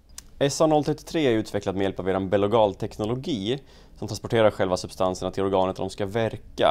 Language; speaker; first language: Swedish; native; Swedish